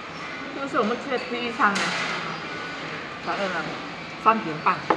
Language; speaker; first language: Chinese; native; Chinese